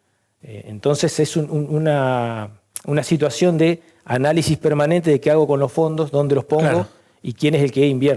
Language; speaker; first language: Spanish; native; Spanish